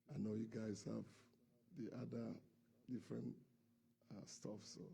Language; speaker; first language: English; non-native, fluent; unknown